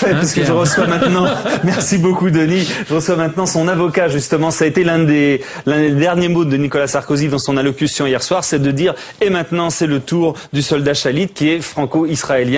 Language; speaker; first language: French; native; French